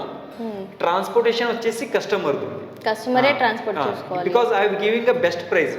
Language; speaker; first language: Telugu; non-native, local second language; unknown